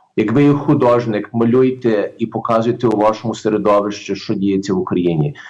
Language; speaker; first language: Ukrainian; early bilingual, heritage; Ukrainian